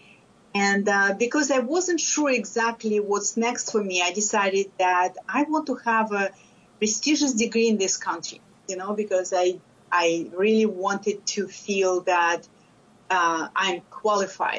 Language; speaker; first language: English; non-native, fluent; Lithuanian